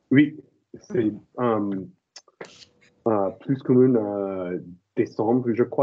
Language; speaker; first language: French; non-native, learner; English